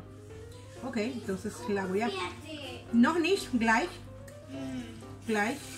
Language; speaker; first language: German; non-native, learner; Spanish